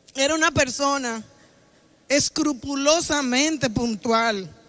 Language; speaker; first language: Spanish; native; Spanish